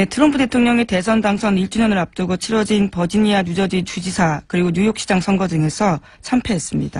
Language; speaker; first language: Korean; native; Korean